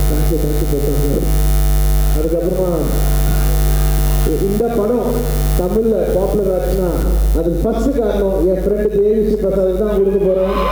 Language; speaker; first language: Tamil; non-native, local second language; Telugu